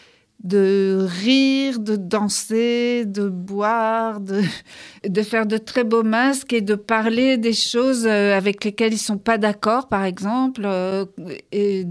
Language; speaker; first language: French; native; French